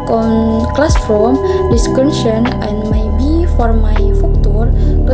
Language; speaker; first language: English; non-native, learner; Indonesian